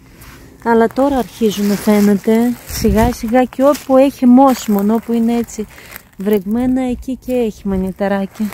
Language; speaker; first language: Greek; native; Greek